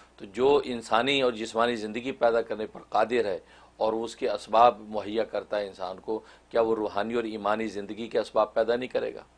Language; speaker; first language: Hindi; non-native, local second language; Kashmiri